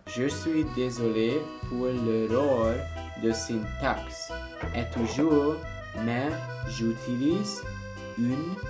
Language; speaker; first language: French; non-native, learner; English